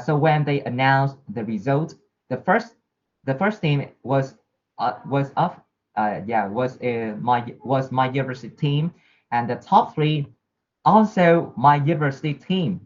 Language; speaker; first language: English; non-native, learner; Vietnamese